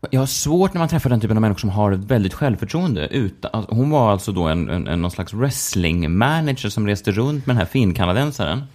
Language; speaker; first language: Swedish; native; Swedish